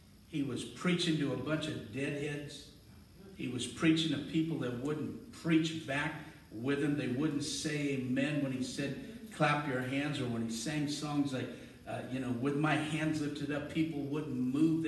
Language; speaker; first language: English; native; English